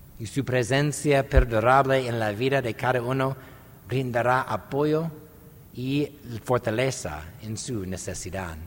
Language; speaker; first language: Spanish; non-native, fluent; English